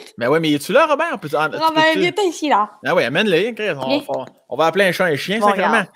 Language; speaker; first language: French; native; French